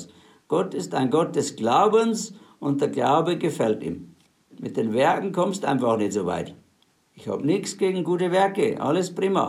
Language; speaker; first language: German; native; German